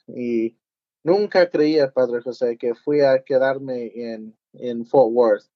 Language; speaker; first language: Spanish; early bilingual, heritage; English